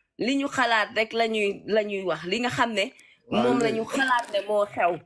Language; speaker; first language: Wolof; native; Wolof